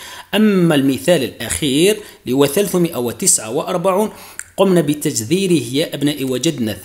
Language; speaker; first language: Arabic; native; Arabic